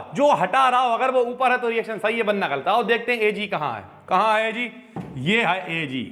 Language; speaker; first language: Hindi; native; Hindi